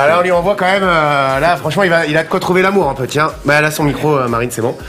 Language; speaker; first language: French; native; French